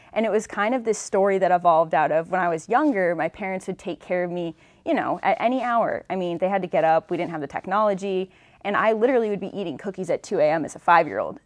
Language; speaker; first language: English; native; English